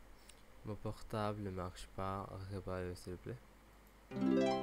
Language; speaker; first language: French; non-native, learner; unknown